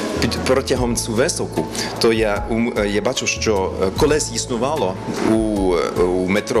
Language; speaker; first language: Ukrainian; early bilingual, heritage; Ukrainian